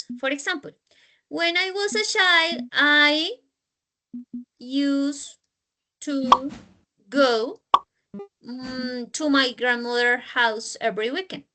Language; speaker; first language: English; non-native, learner; Spanish